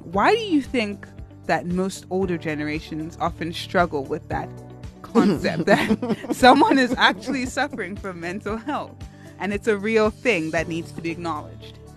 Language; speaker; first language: English; native; English